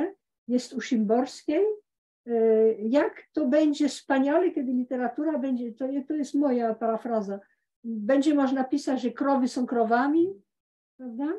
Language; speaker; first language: Polish; early bilingual, heritage; Polish